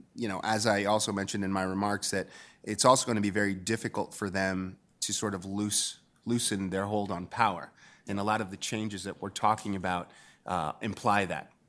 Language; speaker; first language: English; non-native, fluent; Spanish